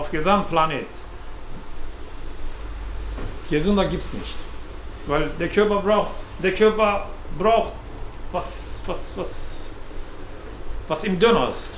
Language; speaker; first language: German; non-native, fluent; Turkish